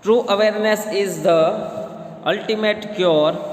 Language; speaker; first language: English; non-native, local second language; Gujarati